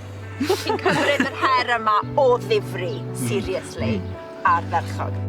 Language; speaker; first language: Welsh; native; Welsh